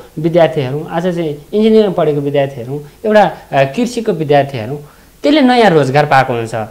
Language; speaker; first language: Nepali; native; Nepali